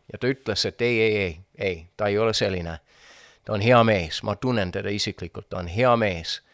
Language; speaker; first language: Estonian; non-native, fluent; English